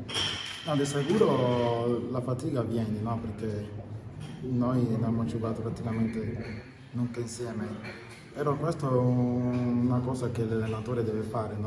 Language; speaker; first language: Italian; non-native, learner; Spanish